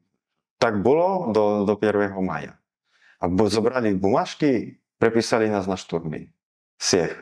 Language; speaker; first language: Russian; non-native, learner; Slovak